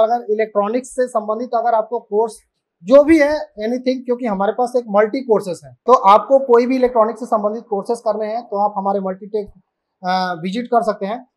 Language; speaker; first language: Hindi; native; Hindi